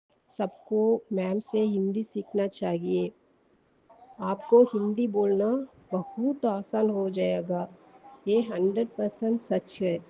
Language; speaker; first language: Hindi; non-native, local second language; Tamil